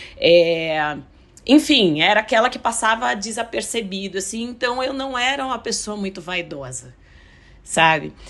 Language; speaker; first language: Portuguese; native; Portuguese